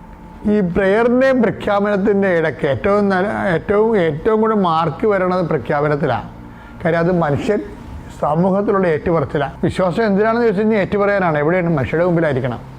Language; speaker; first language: Malayalam; native; Malayalam